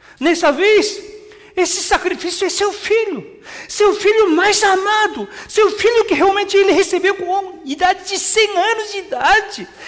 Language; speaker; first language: Portuguese; non-native, fluent; Korean